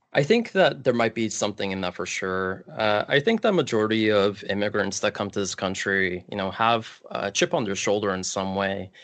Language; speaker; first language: English; early bilingual, other home language; Polish